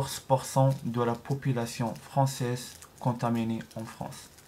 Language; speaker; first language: French; non-native, learner; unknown